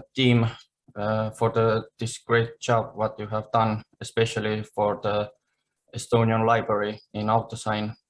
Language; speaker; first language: English; non-native, fluent; Estonian